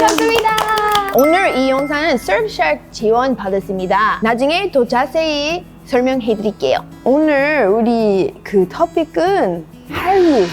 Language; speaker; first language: Korean; non-native, learner; English